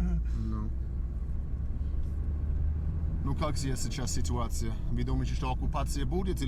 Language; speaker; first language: Russian; non-native, learner; English